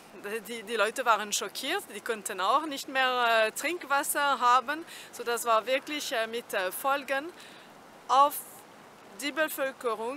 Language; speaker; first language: German; non-native, fluent; French